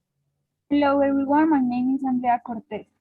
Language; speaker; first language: English; non-native, learner; Spanish